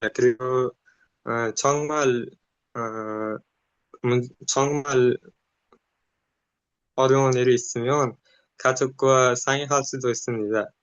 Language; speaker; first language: Korean; non-native, learner; Uzbek